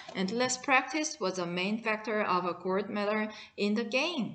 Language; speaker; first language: English; non-native, fluent; Korean